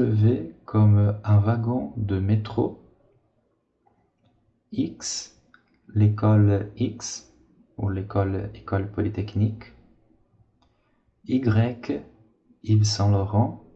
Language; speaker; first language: French; non-native, fluent; Portuguese